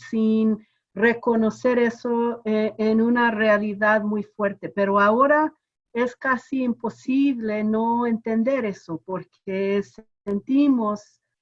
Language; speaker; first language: Spanish; non-native, fluent; English